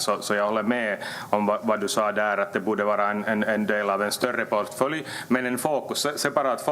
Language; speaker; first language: Swedish; native; Swedish